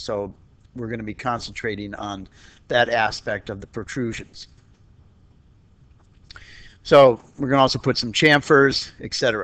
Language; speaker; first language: English; native; English